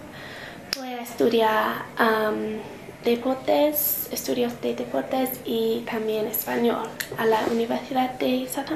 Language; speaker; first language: Spanish; non-native, learner; English